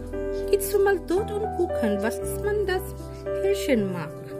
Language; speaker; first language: German; non-native, learner; Filipino